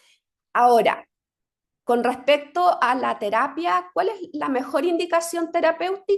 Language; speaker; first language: Spanish; native; Spanish